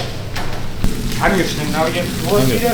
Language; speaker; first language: German; native; German